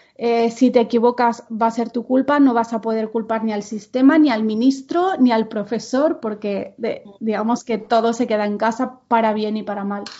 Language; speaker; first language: Spanish; non-native, local second language; Catalan